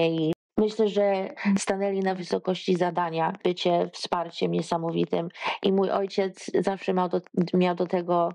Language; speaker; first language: Polish; early bilingual, heritage; Polish